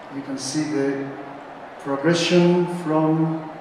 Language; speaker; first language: English; non-native, fluent; Spanish